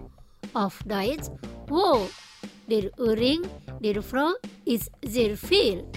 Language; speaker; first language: German; non-native, fluent; Indonesian